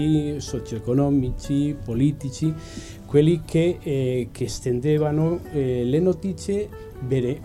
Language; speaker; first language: Italian; non-native, fluent; Spanish